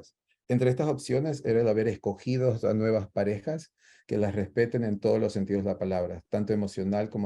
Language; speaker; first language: Spanish; native; Spanish